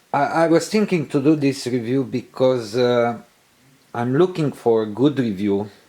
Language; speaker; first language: English; non-native, learner; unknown